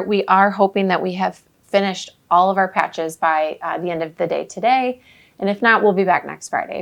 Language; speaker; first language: English; native; English